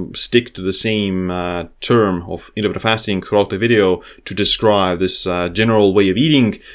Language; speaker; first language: English; non-native, fluent; Estonian